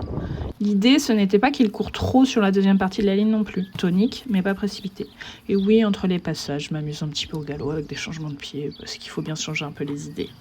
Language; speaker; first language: French; native; French